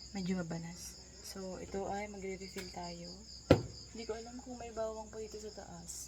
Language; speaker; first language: Filipino; native; Filipino